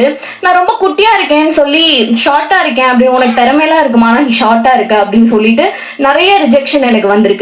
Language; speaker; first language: Tamil; native; Tamil